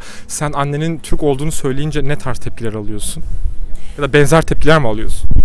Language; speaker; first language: Turkish; native; Turkish